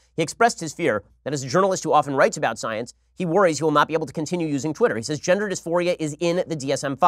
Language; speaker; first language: English; native; English